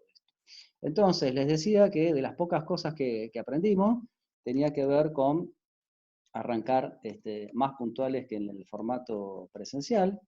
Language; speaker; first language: Spanish; native; Spanish